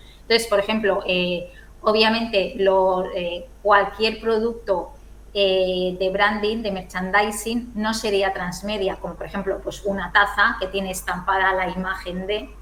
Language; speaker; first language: Spanish; native; Spanish